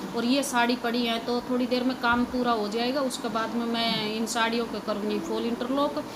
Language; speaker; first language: Hindi; native; Hindi